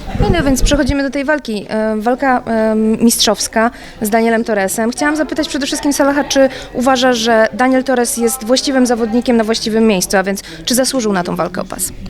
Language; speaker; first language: Polish; native; Polish